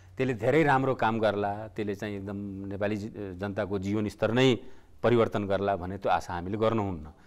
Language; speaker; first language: Nepali; non-native, local second language; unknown